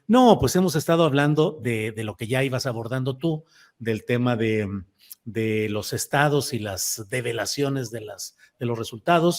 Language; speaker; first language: Spanish; native; Spanish